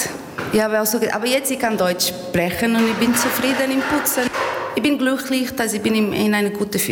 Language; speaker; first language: German; non-native, learner; Portuguese